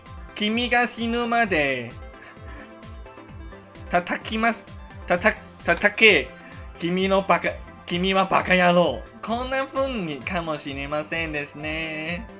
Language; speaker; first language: Japanese; non-native, learner; Cantonese